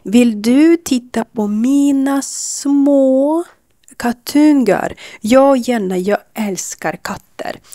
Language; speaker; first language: Swedish; non-native, learner; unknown